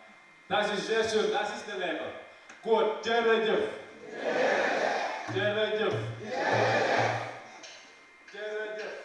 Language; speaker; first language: German; non-native, learner; Wolof